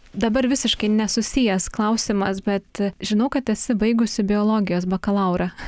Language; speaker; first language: Lithuanian; native; Lithuanian